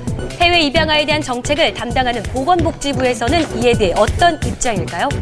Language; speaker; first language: Korean; native; Korean